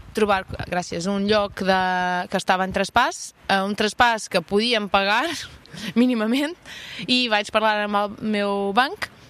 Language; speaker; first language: Catalan; non-native, fluent; Portuguese